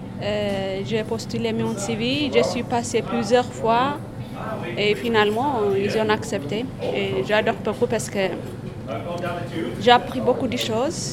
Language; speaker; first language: French; non-native, learner; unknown